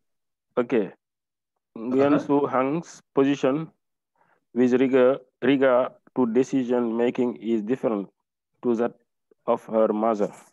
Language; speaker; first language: English; non-native, learner; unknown